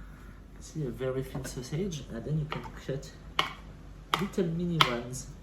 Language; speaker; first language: English; non-native, fluent; French